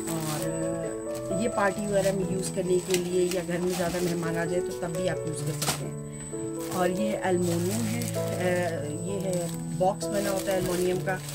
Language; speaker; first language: Urdu; native; Urdu